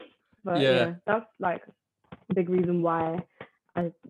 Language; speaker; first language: English; native; English